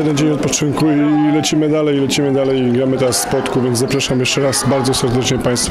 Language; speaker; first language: Polish; native; Polish